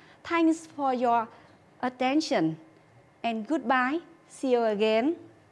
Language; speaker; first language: English; non-native, fluent; Vietnamese